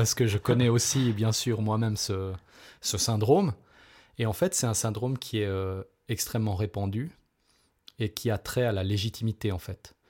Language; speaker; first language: French; native; French